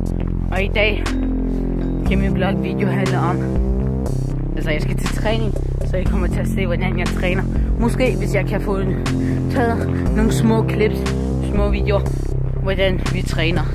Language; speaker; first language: Danish; non-native, local second language; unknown